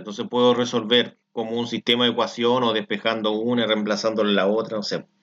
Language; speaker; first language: Spanish; native; Spanish